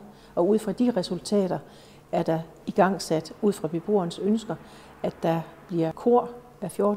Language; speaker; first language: Danish; native; Danish